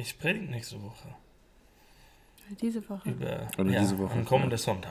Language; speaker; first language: German; non-native, learner; English